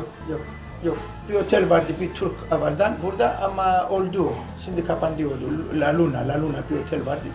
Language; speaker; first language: Turkish; early bilingual, heritage; Greek